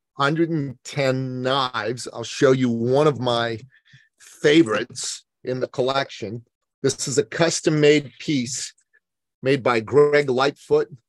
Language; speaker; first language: English; early bilingual, other home language; Persian